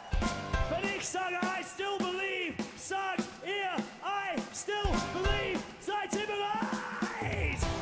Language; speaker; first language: German; non-native, learner; English